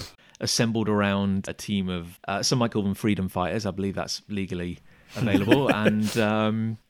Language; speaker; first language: English; native; English